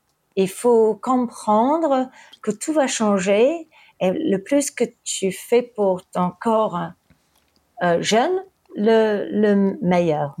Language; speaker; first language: French; early bilingual, heritage; English